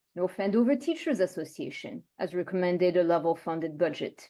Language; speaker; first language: English; non-native, fluent; French